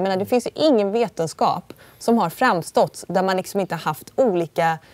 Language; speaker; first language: Swedish; early bilingual, other home language; Polish